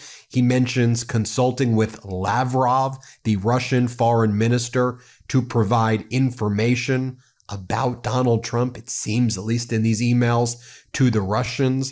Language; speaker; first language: English; native; English